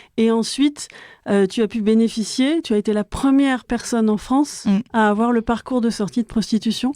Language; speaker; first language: French; native; French